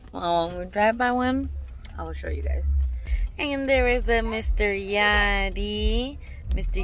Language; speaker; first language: English; early bilingual, other home language; Spanish